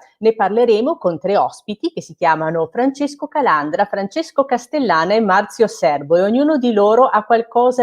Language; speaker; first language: Italian; native; Italian